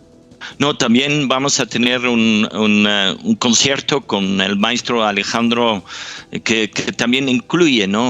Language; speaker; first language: Spanish; non-native, fluent; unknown